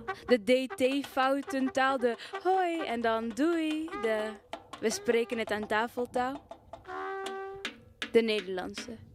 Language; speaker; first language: Dutch; early bilingual, other home language; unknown